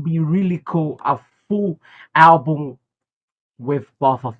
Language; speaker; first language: English; non-native, fluent; Portuguese